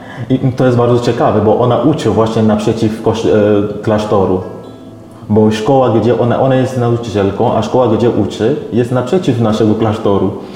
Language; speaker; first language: Polish; non-native, fluent; French